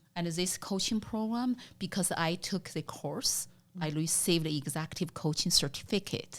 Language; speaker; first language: English; non-native, learner; Chinese